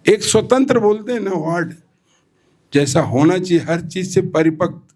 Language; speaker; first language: Hindi; non-native, local second language; Marathi